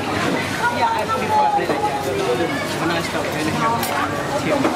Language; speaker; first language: English; non-native, learner; Khmer